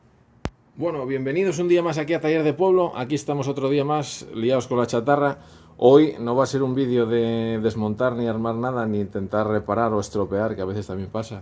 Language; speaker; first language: Spanish; native; Spanish